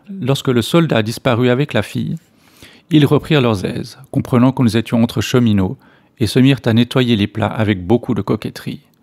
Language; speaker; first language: French; native; French